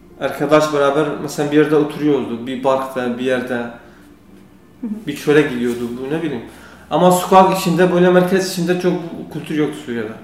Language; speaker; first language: Turkish; non-native, learner; Kurdish